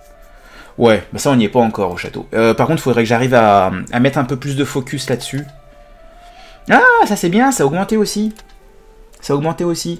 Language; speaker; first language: French; native; French